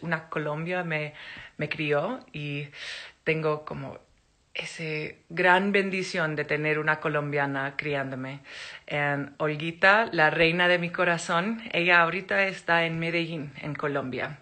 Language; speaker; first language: Spanish; early bilingual, heritage; Spanish